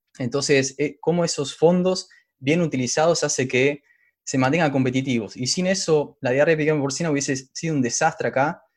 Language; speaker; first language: Spanish; native; Spanish